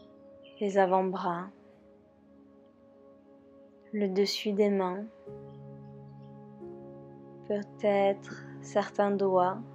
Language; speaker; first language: French; native; French